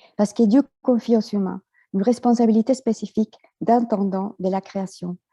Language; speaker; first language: French; non-native, fluent; Spanish